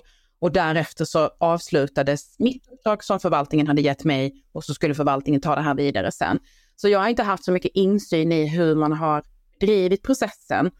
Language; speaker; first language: Swedish; native; Swedish